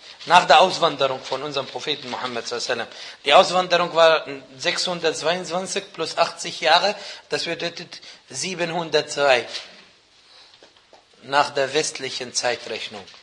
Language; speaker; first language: German; non-native, fluent; Arabic